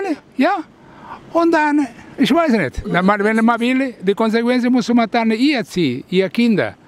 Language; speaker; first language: German; non-native, learner; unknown